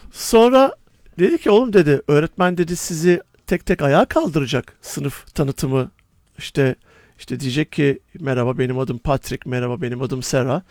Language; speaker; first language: Turkish; native; Turkish